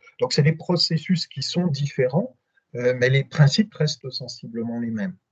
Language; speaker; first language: French; native; French